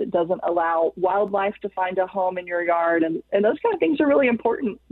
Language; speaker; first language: English; native; English